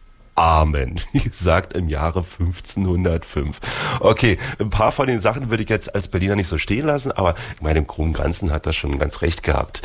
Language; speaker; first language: German; native; German